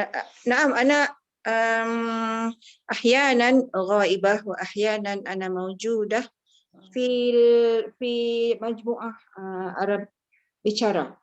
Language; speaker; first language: Arabic; non-native, learner; Malay